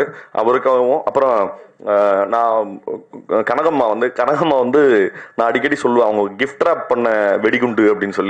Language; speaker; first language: Tamil; native; Tamil